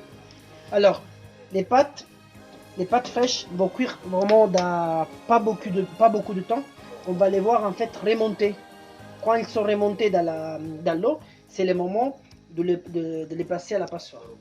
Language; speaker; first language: French; non-native, fluent; Italian